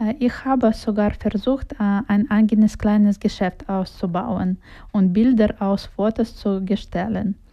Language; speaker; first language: German; non-native, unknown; Russian